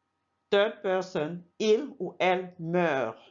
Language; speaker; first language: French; non-native, fluent; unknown